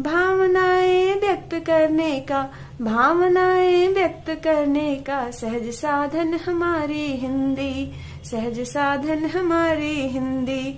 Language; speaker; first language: Hindi; native; Hindi